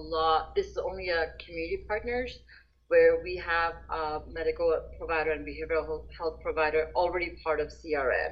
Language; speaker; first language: English; non-native, local second language; Nepali